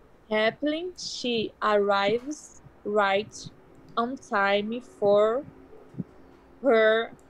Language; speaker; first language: English; non-native, learner; Portuguese